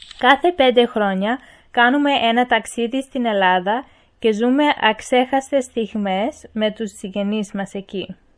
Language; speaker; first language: Greek; early bilingual, heritage; Greek